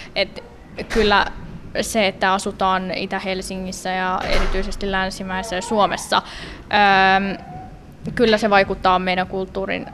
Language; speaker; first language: Finnish; early bilingual, other home language; Somali